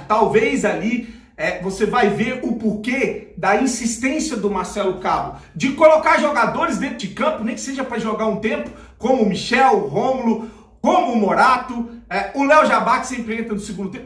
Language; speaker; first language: Portuguese; native; Portuguese